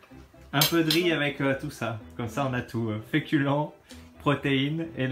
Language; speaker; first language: French; native; French